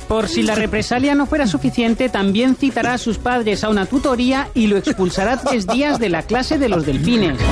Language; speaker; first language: Spanish; native; Spanish